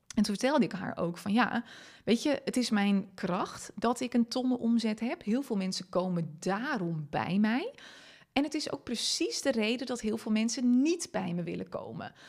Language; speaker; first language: Dutch; non-native, local second language; Western Frisian